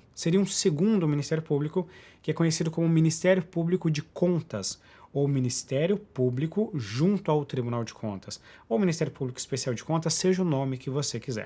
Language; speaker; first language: Portuguese; native; Portuguese